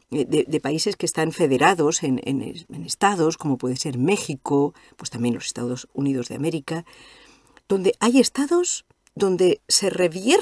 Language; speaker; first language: Spanish; native; Spanish